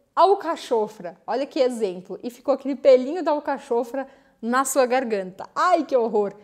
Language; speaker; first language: Portuguese; native; Portuguese